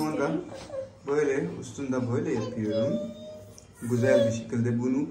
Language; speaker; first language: Turkish; non-native, learner; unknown